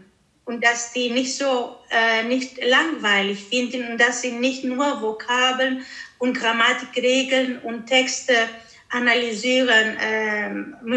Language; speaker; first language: German; early bilingual, heritage; Greek